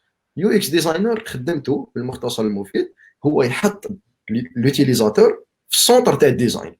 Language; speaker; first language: Arabic; native; Arabic